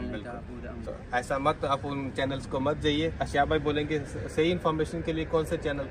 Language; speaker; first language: Hindi; native; Hindi